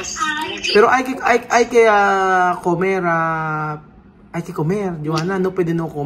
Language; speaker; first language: Spanish; non-native, learner; Filipino